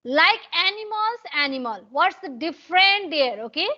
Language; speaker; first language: English; non-native, local second language; Nepali